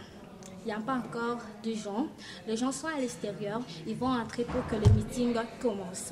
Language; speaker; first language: French; non-native, local second language; Lingala